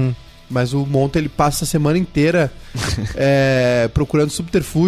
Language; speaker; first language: Portuguese; native; Portuguese